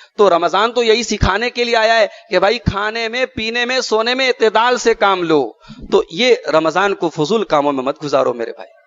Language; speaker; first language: Urdu; native; Urdu